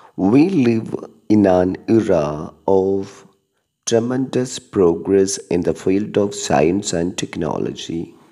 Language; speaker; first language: English; non-native, local second language; Malayalam